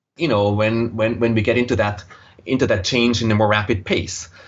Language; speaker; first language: English; non-native, fluent; German